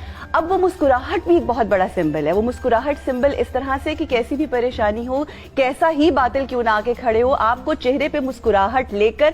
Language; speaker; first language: Urdu; native; Urdu